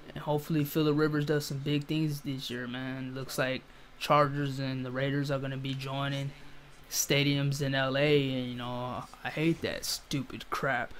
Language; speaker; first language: English; native; English